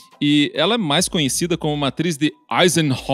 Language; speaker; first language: Portuguese; native; Portuguese